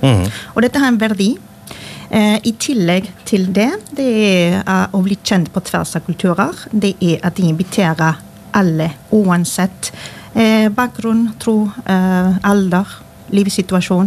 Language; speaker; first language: Norwegian; non-native, fluent; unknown